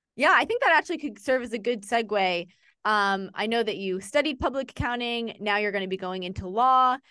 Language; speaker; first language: English; native; English